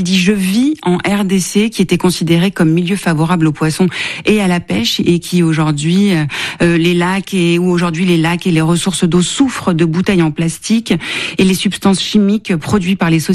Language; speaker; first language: French; native; French